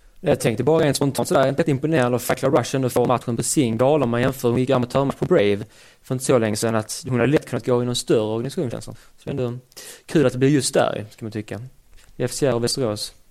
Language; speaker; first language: Swedish; native; Swedish